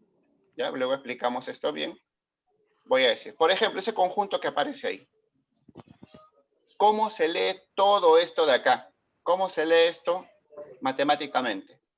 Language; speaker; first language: Spanish; native; Spanish